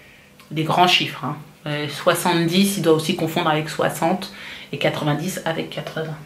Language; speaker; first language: French; native; French